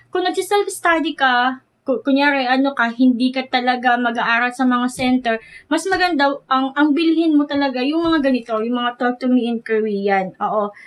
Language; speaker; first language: Filipino; native; Filipino